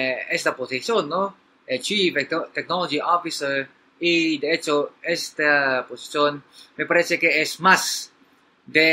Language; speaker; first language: Spanish; non-native, learner; Filipino